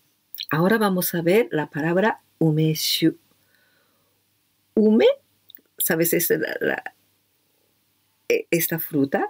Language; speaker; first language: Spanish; non-native, fluent; Japanese